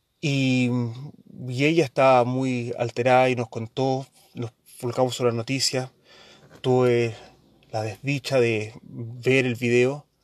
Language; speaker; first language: Spanish; early bilingual, heritage; Spanish